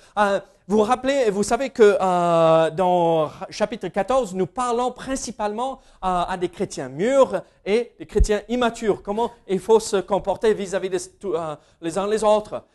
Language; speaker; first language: French; non-native, fluent; English